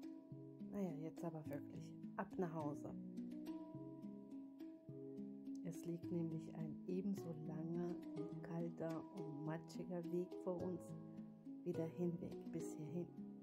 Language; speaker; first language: German; native; German